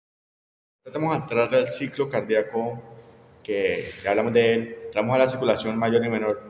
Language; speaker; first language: Spanish; native; Spanish